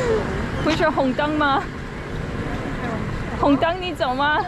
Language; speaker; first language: Chinese; non-native, fluent; English